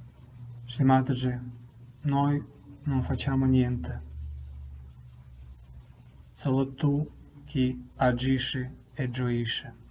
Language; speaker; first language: Italian; non-native, learner; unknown